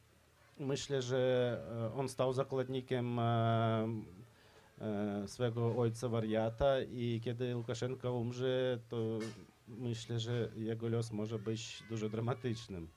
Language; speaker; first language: Polish; non-native, fluent; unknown